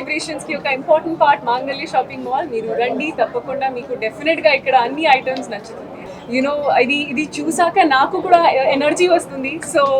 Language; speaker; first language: Telugu; non-native, local second language; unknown